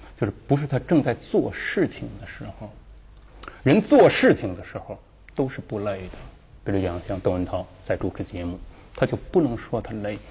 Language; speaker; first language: Chinese; native; Chinese